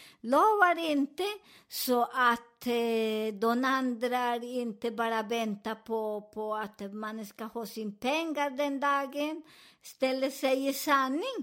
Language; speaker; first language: Swedish; non-native, fluent; Spanish